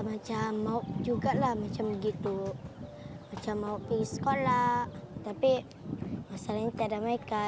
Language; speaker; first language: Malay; early bilingual, other home language; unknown